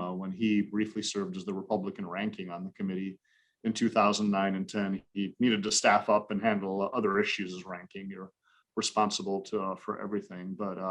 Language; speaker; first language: English; native; English